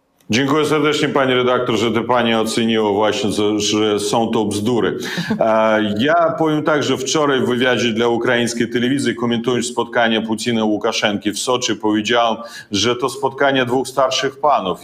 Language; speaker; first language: Polish; non-native, fluent; Russian